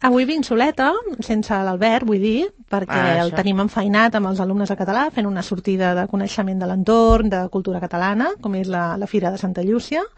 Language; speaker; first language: Catalan; native; Catalan